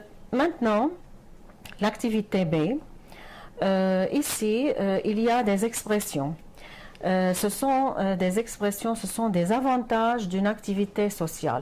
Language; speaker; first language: French; non-native, fluent; Arabic